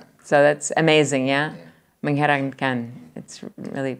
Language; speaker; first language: English; native; English